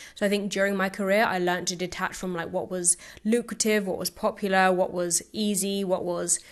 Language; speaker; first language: English; native; English